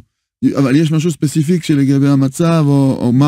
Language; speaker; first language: Hebrew; non-native, fluent; French